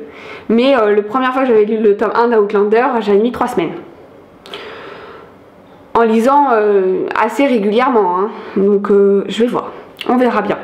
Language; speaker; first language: French; native; French